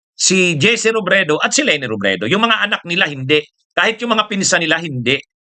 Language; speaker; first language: Filipino; non-native, local second language; Bikol